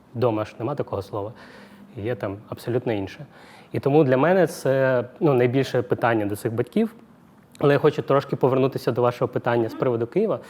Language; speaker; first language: Ukrainian; non-native, local second language; Russian